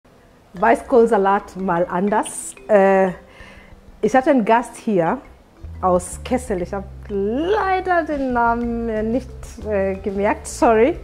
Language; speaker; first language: German; non-native, fluent; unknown